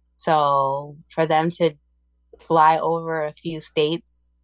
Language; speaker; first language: English; early bilingual, other home language; Spanish